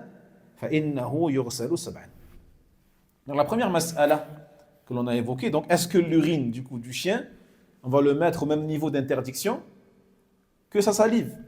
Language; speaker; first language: French; native; French